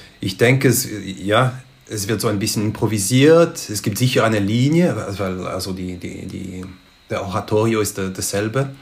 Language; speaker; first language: German; non-native, local second language; French